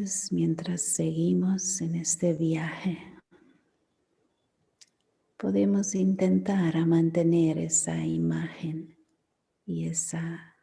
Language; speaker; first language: Spanish; non-native, fluent; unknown